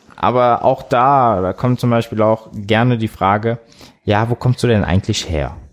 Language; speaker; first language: German; early bilingual, other home language; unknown